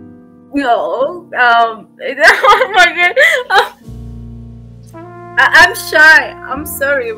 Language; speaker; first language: English; non-native, learner; Spanish